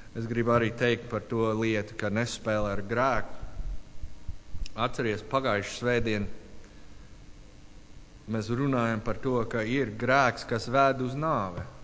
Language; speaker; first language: Latvian; non-native, learner; English